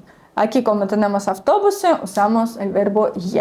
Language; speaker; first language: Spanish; non-native, fluent; Russian